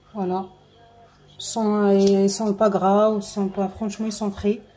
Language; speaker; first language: French; non-native, local second language; Arabic